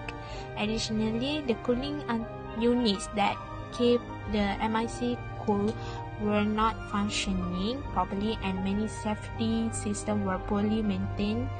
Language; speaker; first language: English; non-native, local second language; Malay